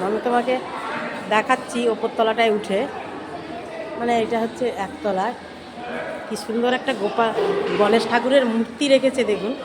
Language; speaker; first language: Bangla; native; Bangla